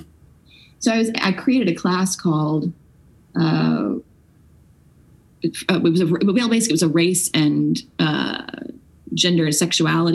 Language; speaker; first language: English; native; English